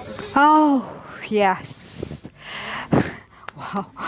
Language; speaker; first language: English; non-native, learner; Indonesian